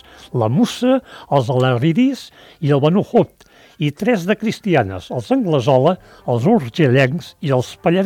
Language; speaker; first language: Catalan; native; Catalan